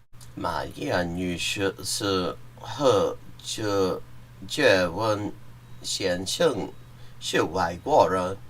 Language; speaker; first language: Chinese; non-native, learner; English